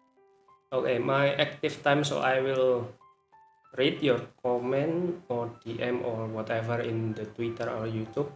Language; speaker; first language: English; non-native, learner; Indonesian